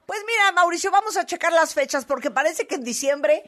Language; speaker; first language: Spanish; native; Spanish